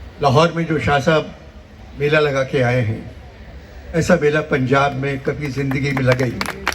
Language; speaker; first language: Urdu; native; Urdu